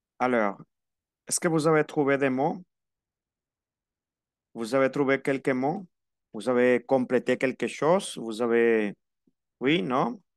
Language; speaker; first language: French; non-native, fluent; Spanish